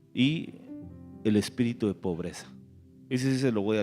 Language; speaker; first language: Spanish; native; Spanish